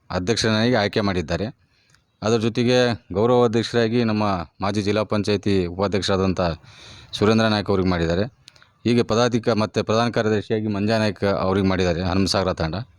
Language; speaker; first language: Kannada; non-native, local second language; Lambadi